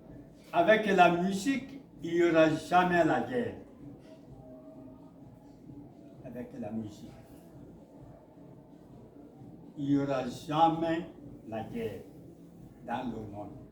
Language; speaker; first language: French; non-native, local second language; Mandingo